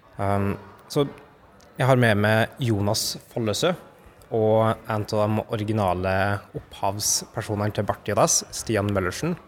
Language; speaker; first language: Norwegian; native; Norwegian